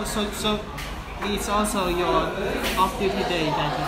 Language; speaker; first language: English; non-native, fluent; Cantonese